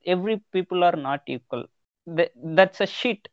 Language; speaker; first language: English; non-native, local second language; Tamil